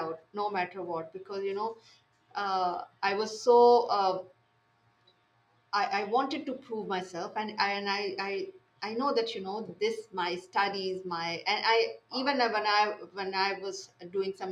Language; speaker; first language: English; non-native, local second language; Urdu